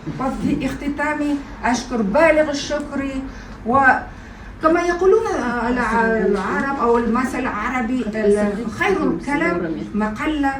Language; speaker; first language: Arabic; non-native, fluent; Kazakh